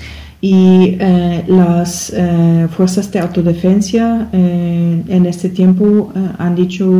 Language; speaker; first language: Spanish; non-native, learner; German